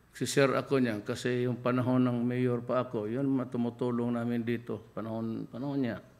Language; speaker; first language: Filipino; non-native, local second language; Cebuano